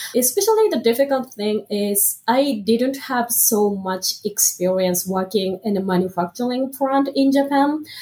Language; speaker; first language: English; non-native, fluent; Japanese